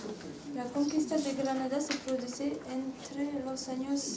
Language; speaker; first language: Spanish; non-native, learner; French